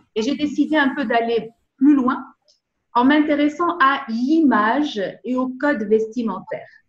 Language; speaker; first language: French; non-native, local second language; Arabic